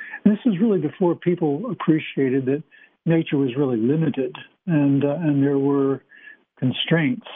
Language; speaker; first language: English; native; English